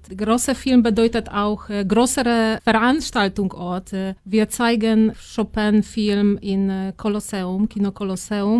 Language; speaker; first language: German; non-native, fluent; Polish